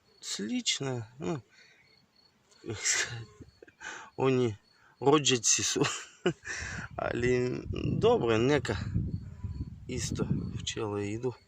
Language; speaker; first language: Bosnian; non-native, learner; Russian